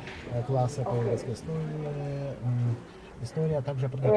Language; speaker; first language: Russian; non-native, local second language; Azerbaijani